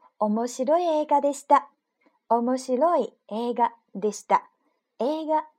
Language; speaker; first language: Japanese; non-native, fluent; Chinese